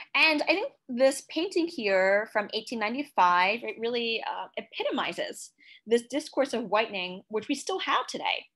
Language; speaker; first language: English; native; English